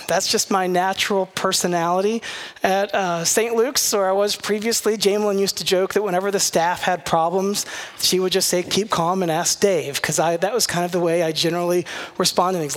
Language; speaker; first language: English; native; English